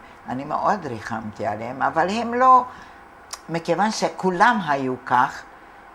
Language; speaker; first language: Hebrew; non-native, fluent; Hungarian